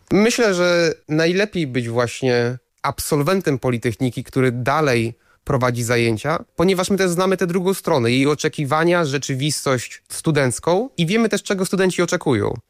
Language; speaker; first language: Polish; native; Polish